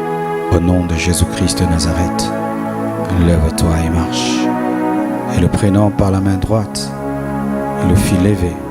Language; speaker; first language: French; non-native, local second language; Lingala